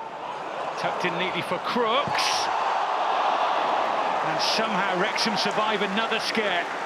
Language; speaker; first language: English; native; English